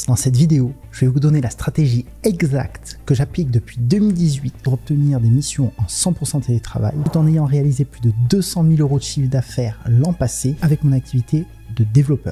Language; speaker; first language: French; native; French